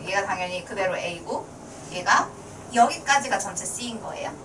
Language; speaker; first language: Korean; native; Korean